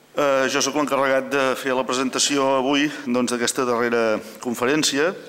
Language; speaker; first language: Catalan; native; Catalan